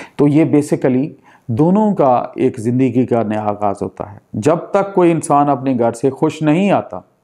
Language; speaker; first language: Urdu; non-native, local second language; Punjabi